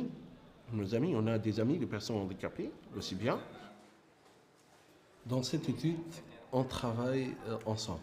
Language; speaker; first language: French; non-native, local second language; Arabic